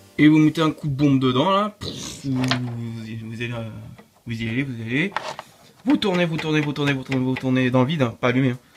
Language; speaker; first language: French; native; French